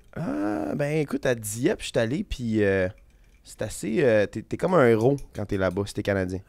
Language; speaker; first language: French; native; French